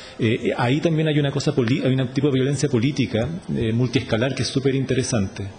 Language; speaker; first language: Spanish; native; Spanish